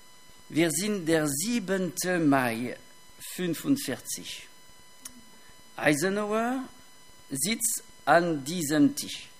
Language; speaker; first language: German; non-native, fluent; French